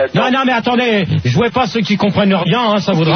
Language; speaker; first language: French; native; French